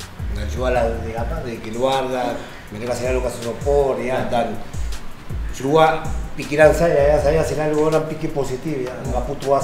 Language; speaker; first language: Indonesian; non-native, learner; Spanish